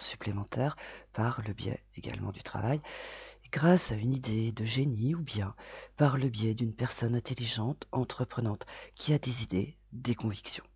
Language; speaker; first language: French; native; French